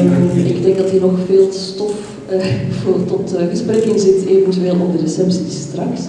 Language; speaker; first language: Dutch; native; Dutch